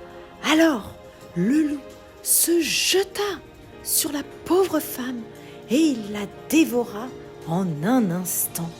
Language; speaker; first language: French; native; French